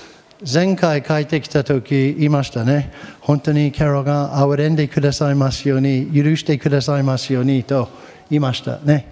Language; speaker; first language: Japanese; non-native, fluent; English